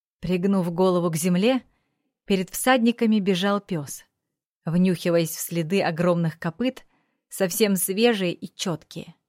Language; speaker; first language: Russian; native; Russian